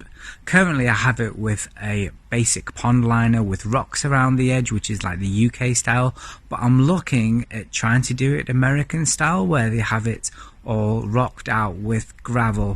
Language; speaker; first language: English; native; English